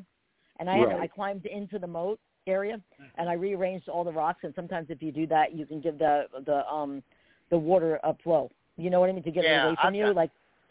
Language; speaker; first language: English; native; English